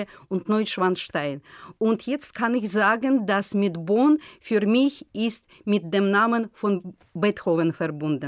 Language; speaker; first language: German; non-native, fluent; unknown